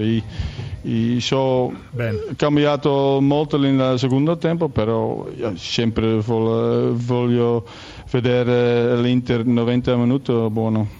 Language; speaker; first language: Italian; non-native, learner; Dutch